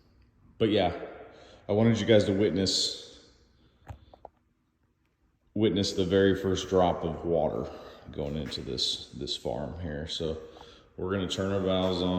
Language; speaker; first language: English; native; English